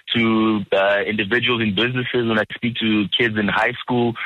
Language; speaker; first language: English; early bilingual, other home language; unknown